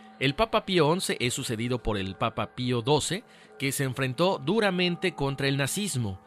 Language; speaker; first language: Spanish; native; Spanish